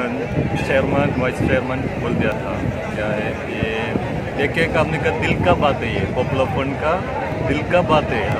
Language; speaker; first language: Hindi; non-native, local second language; Malayalam